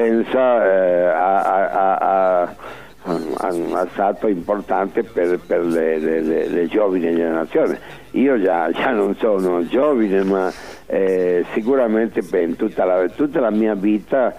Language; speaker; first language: Italian; early bilingual, heritage; Spanish